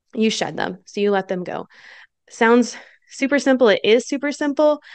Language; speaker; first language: English; native; English